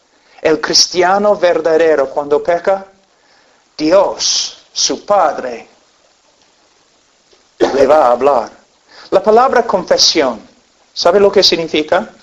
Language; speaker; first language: Spanish; non-native, fluent; English